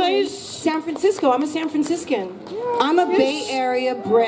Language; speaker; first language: English; native; English